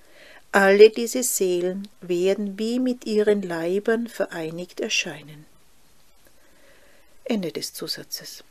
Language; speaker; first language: German; native; German